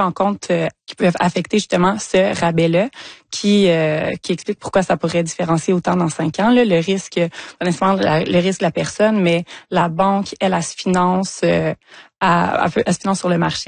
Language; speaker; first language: French; native; French